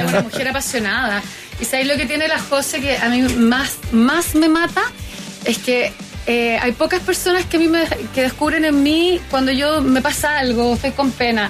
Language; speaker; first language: Spanish; native; Spanish